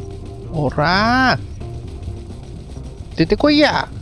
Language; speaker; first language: Japanese; native; Japanese